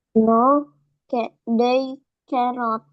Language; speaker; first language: English; non-native, learner; Indonesian